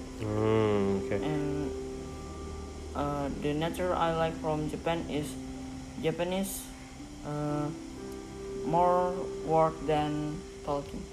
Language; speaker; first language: English; non-native, learner; Indonesian